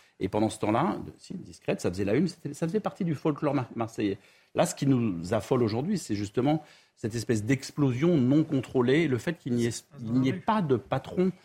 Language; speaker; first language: French; native; French